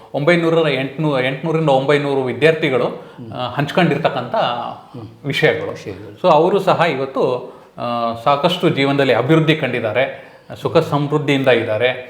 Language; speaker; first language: Kannada; native; Kannada